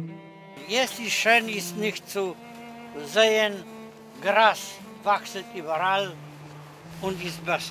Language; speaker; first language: German; non-native, learner; Polish